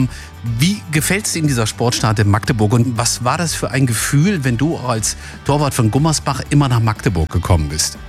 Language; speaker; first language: German; native; German